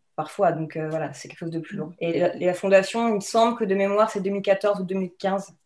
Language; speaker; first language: French; native; French